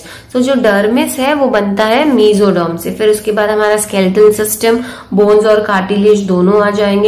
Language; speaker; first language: Hindi; native; Hindi